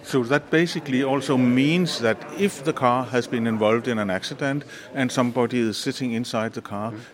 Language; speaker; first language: English; non-native, fluent; Danish